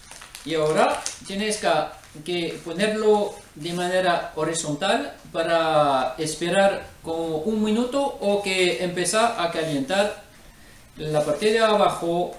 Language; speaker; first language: Spanish; non-native, learner; French